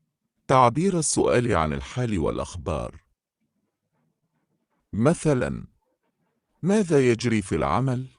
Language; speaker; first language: Arabic; non-native, learner; Indonesian